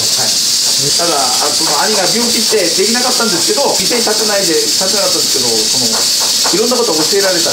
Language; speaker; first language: Japanese; native; Japanese